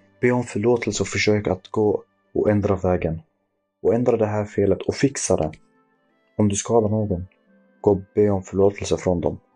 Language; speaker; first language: Swedish; early bilingual, other home language; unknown